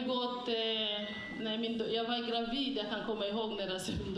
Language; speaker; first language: Swedish; non-native, fluent; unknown